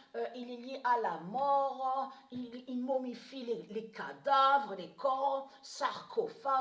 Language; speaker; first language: French; native; French